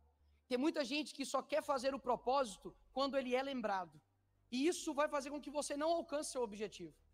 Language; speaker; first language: Portuguese; native; Portuguese